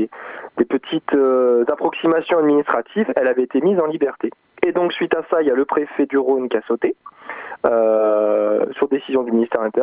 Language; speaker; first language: French; native; French